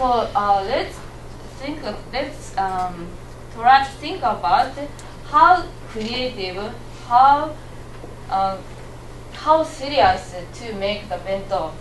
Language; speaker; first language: English; non-native, learner; Japanese